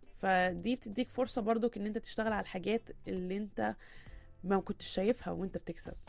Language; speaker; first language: Arabic; early bilingual, heritage; Arabic